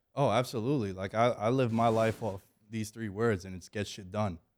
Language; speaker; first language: English; early bilingual, other home language; Greek